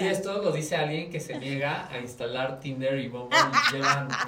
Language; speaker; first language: Spanish; native; Spanish